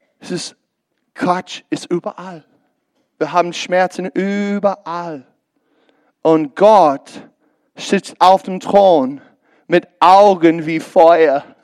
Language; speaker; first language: German; non-native, learner; English